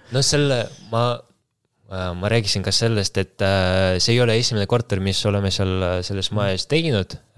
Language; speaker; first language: Estonian; non-native, local second language; Russian